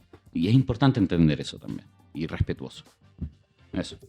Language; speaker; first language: Spanish; native; Spanish